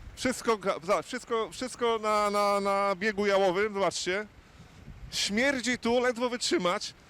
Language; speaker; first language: Polish; native; Polish